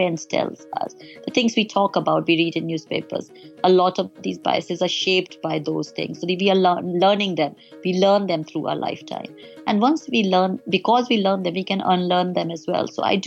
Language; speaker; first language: English; non-native, local second language; Hindi